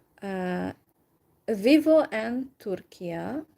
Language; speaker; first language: Spanish; non-native, learner; Hungarian